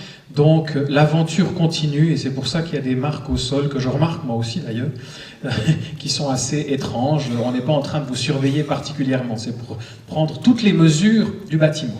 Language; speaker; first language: French; native; French